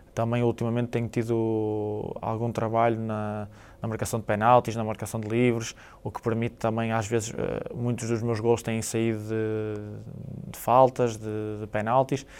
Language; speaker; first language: Portuguese; native; Portuguese